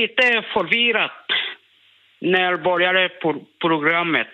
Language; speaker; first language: Swedish; non-native, learner; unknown